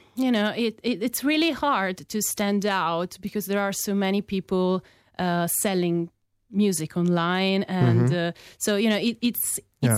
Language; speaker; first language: English; non-native, fluent; Italian